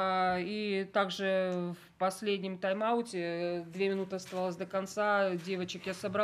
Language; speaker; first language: Russian; native; Russian